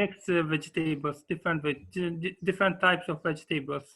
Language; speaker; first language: English; non-native, learner; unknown